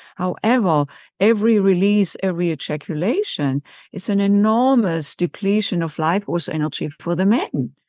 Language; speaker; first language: English; non-native, fluent; German